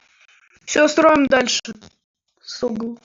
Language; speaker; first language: Russian; native; Russian